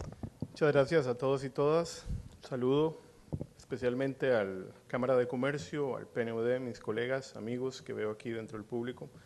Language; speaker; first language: Spanish; native; Spanish